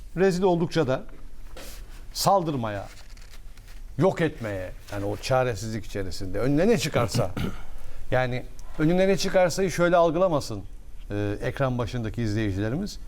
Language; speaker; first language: Turkish; native; Turkish